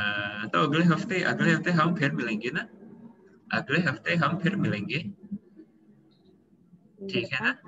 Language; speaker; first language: Hindi; non-native, fluent; Indonesian